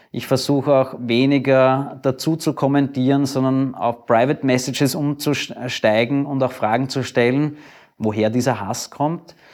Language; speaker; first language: German; native; German